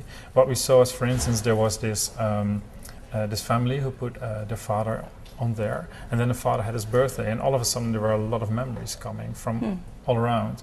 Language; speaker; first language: English; non-native, fluent; Dutch